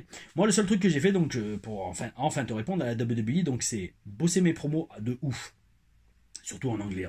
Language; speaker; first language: French; native; French